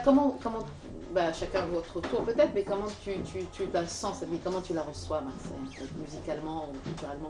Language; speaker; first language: French; non-native, fluent; Arabic